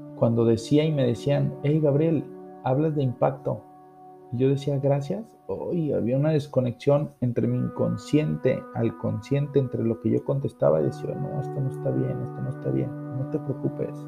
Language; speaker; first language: Spanish; native; Spanish